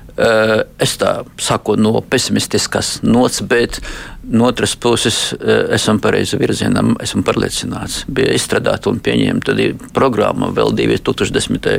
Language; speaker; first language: Latvian; non-native, local second language; Russian